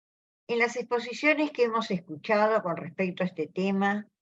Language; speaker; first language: Spanish; native; Spanish